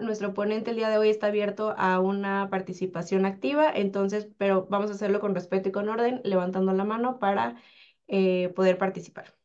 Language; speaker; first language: Spanish; native; Spanish